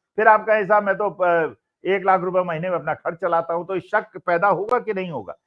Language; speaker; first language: Hindi; native; Hindi